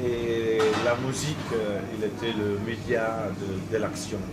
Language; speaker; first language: French; non-native, fluent; Italian